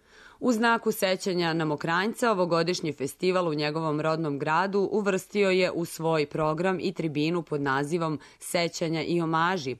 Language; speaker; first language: Serbian; native; Serbian